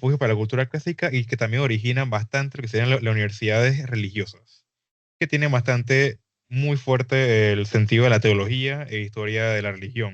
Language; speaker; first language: Spanish; native; Spanish